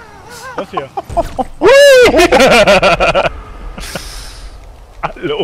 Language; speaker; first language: German; native; German